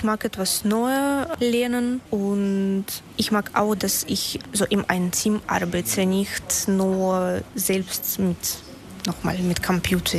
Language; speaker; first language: German; non-native, learner; Russian